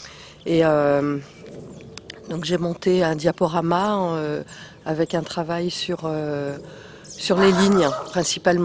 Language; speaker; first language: French; native; French